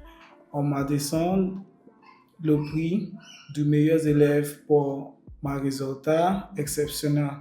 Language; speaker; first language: French; non-native, learner; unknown